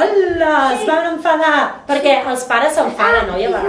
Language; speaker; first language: Catalan; native; Catalan